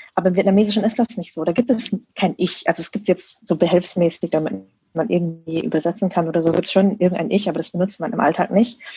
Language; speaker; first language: German; early bilingual, other home language; Vietnamese